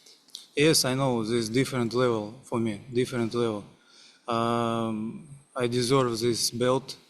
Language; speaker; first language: English; non-native, learner; Russian